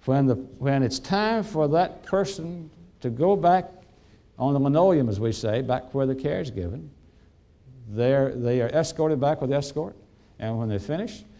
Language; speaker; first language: English; native; English